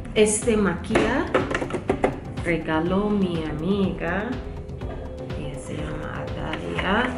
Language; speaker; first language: Spanish; non-native, learner; English